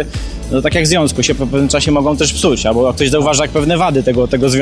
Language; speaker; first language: Polish; native; Polish